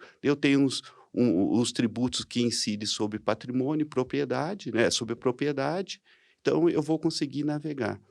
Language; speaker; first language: Portuguese; native; Portuguese